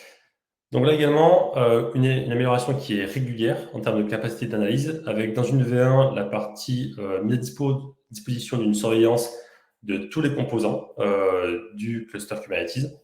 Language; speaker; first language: French; native; French